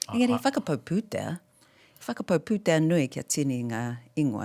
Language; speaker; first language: Māori; non-native, local second language; English